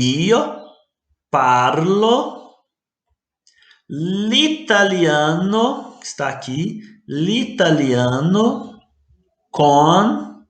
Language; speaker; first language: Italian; non-native, learner; Portuguese